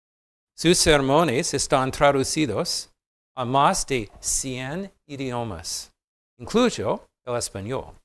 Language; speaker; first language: Spanish; non-native, fluent; English